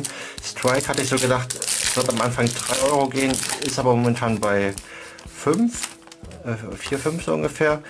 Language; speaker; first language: German; native; German